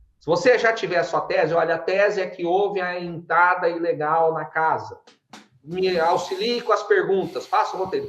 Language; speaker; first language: Portuguese; native; Portuguese